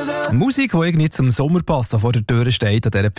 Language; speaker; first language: German; native; German